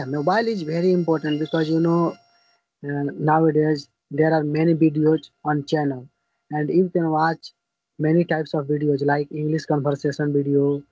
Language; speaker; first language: English; non-native, learner; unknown